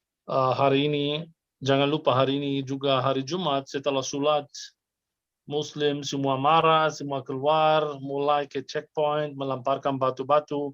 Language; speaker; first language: Indonesian; non-native, fluent; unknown